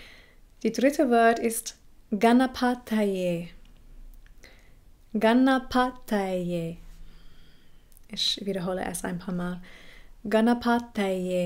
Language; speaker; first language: German; non-native, fluent; English